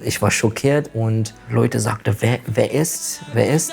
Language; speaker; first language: German; non-native, learner; Turkish